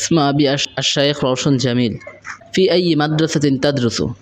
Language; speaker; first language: Arabic; non-native, learner; Bangla